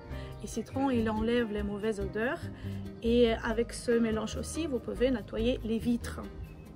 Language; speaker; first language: French; non-native, fluent; Russian